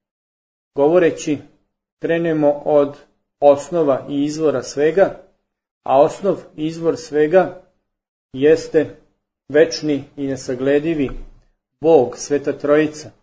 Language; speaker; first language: Serbian; native; Serbian